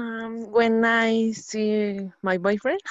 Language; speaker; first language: English; non-native, learner; Spanish